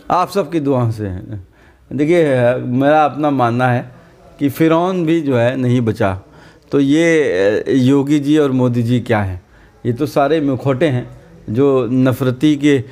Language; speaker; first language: Hindi; native; Hindi